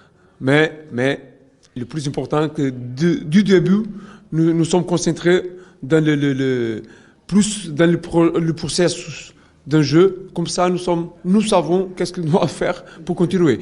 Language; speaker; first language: French; non-native, learner; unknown